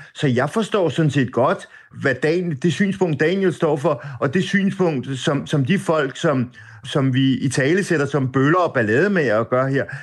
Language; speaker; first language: Danish; native; Danish